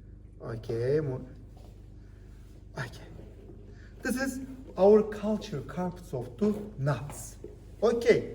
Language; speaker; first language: English; non-native, learner; Turkish